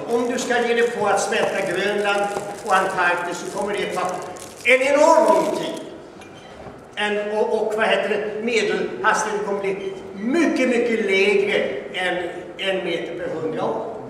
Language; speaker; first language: Swedish; native; Swedish